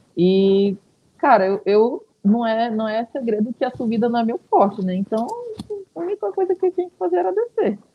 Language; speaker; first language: Portuguese; native; Portuguese